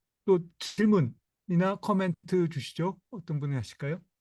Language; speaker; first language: Korean; native; Korean